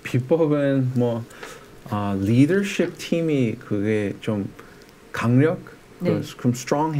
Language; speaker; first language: Korean; early bilingual, heritage; English